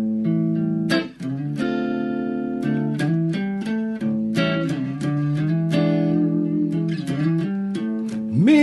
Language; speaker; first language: English; native; English